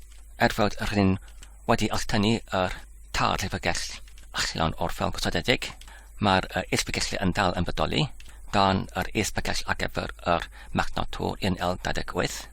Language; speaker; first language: Welsh; non-native, learner; English